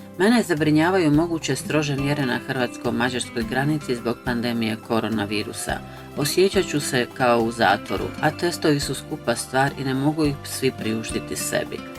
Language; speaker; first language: Bosnian; early bilingual, heritage; Croatian